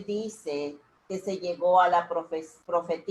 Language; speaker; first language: Spanish; native; Spanish